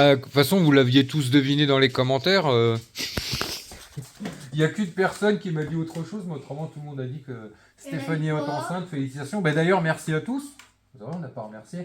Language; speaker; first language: French; native; French